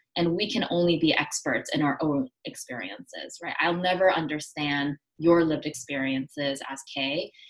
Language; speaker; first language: English; early bilingual, other home language; Korean